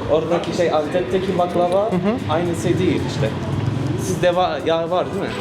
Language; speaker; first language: Turkish; non-native, learner; Arabic